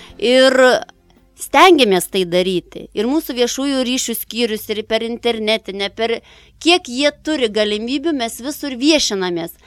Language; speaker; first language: Lithuanian; native; Lithuanian